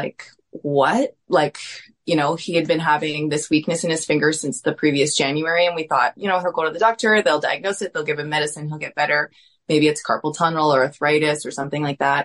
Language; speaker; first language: English; native; English